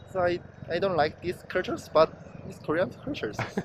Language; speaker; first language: English; non-native, learner; Korean